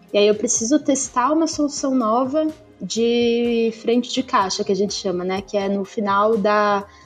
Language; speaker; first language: Portuguese; native; Portuguese